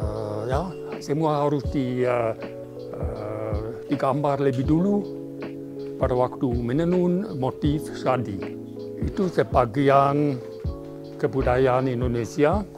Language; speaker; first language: Indonesian; non-native, fluent; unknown